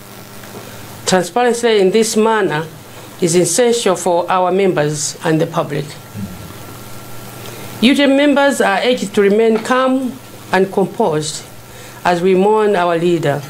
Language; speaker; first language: English; non-native, local second language; Nyanja